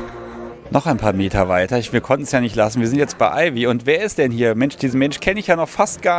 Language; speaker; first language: German; native; German